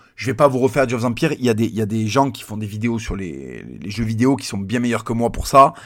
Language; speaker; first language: French; native; French